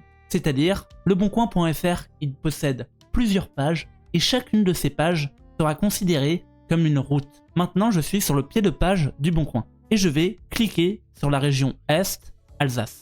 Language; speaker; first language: French; native; French